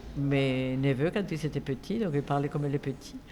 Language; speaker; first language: French; non-native, fluent; Spanish